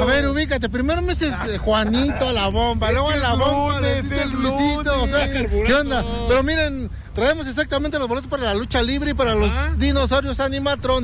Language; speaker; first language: Spanish; native; Spanish